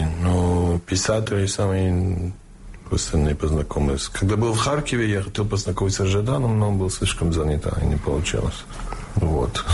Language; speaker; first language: Russian; early bilingual, heritage; Russian